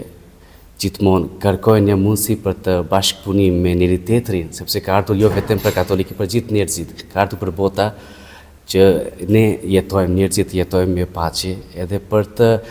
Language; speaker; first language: Albanian; non-native, fluent; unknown